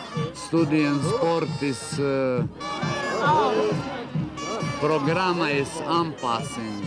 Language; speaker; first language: Dutch; non-native, learner; Croatian